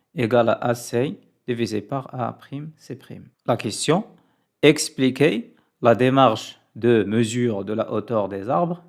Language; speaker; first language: French; non-native, local second language; Arabic